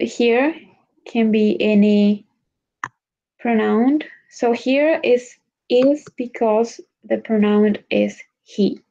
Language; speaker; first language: English; non-native, fluent; Spanish